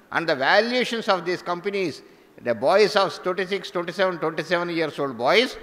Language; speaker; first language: English; non-native, local second language; Telugu